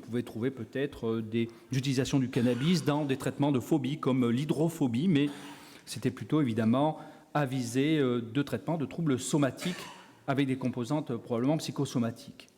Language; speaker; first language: French; native; French